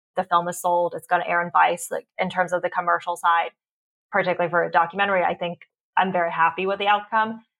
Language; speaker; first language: English; early bilingual, other home language; Cantonese